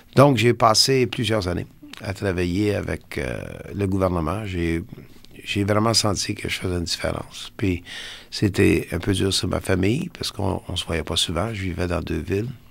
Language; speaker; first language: French; non-native, local second language; English